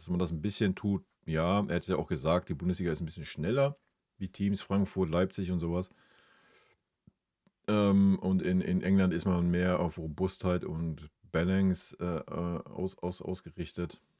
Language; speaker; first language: German; native; German